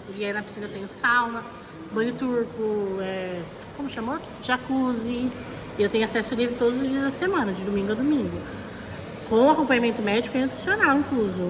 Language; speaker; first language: Portuguese; native; Portuguese